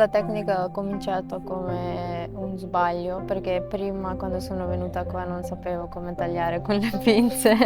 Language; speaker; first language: Italian; non-native, fluent; Macedonian